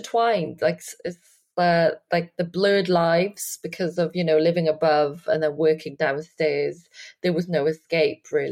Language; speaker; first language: English; native; English